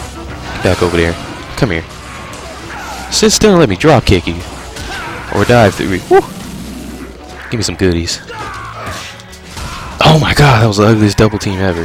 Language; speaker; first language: English; native; English